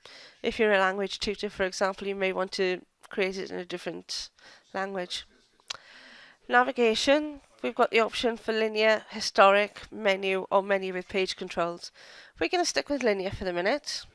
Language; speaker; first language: English; native; English